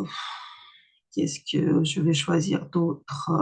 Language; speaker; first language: French; non-native, fluent; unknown